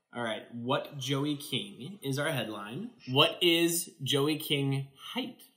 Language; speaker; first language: English; native; English